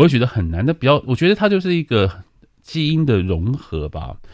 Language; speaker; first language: Chinese; native; Chinese